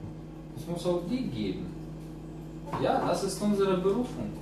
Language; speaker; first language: German; non-native, fluent; Russian